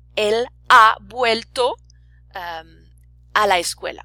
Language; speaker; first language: Spanish; non-native, fluent; French